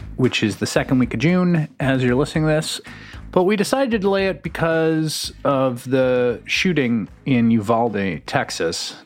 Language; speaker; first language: English; native; English